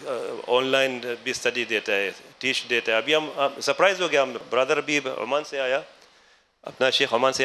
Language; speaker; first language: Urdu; non-native, learner; Arabic